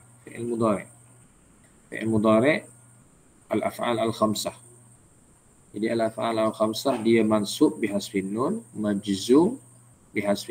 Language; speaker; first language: Arabic; non-native, fluent; Malay